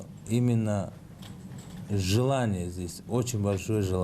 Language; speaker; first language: Russian; non-native, learner; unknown